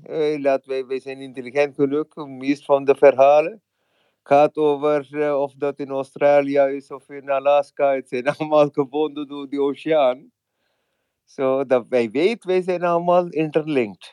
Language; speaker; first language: Dutch; non-native, fluent; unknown